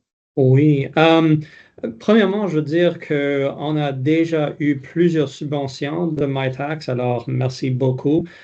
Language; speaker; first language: French; non-native, local second language; English